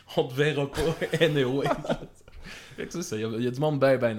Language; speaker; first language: French; native; French